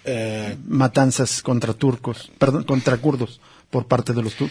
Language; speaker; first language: Spanish; native; Spanish